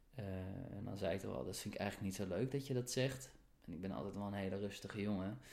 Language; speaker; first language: Dutch; early bilingual, other home language; Turkish